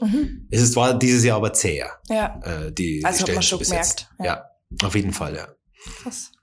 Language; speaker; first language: German; native; German